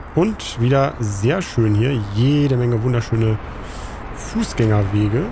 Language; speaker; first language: German; native; German